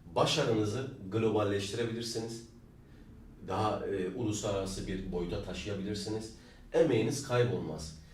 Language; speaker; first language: Turkish; native; Turkish